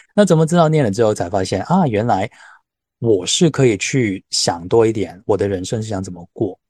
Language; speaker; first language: Chinese; non-native, local second language; Cantonese